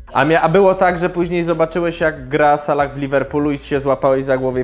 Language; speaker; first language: Polish; native; Polish